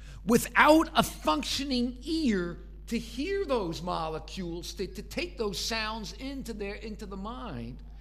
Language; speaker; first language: English; native; English